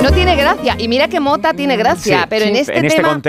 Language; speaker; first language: Spanish; native; Spanish